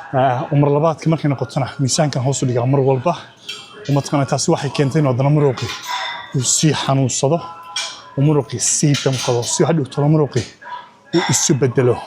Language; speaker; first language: Somali; early bilingual, heritage; Somali